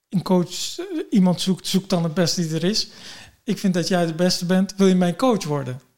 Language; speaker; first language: Dutch; non-native, fluent; Kurdish